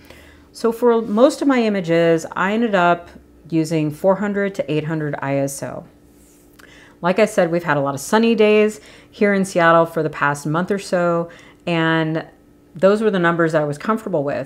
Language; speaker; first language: English; native; English